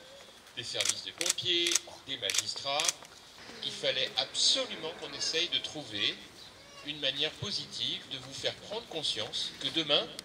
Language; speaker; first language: French; native; French